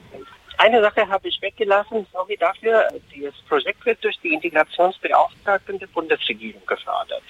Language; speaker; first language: German; non-native, fluent; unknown